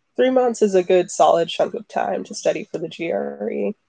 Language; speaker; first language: English; native; English